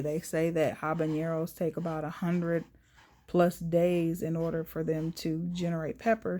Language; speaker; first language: English; native; English